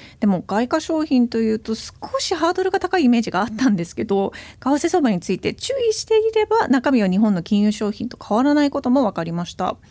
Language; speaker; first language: Japanese; early bilingual, heritage; Japanese